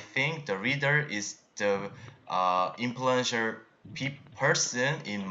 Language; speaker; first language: English; non-native, learner; Korean